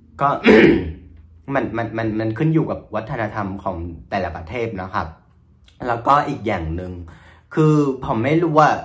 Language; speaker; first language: Thai; non-native, fluent; Vietnamese